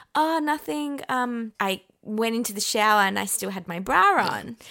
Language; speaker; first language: English; non-native, fluent; Persian